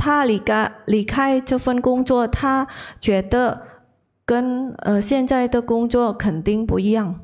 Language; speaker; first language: Chinese; non-native, learner; Indonesian